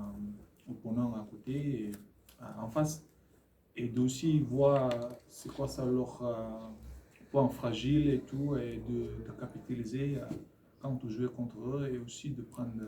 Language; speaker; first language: French; non-native, learner; Fijian